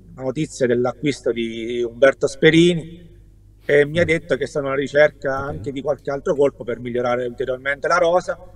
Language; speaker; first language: Italian; native; Italian